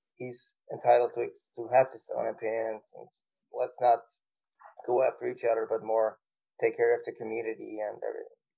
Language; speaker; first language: English; non-native, fluent; German